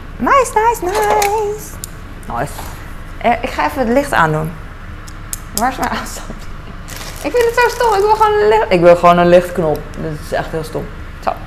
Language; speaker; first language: Dutch; early bilingual, other home language; Cantonese